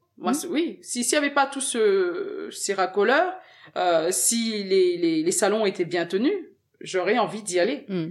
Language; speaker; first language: French; early bilingual, other home language; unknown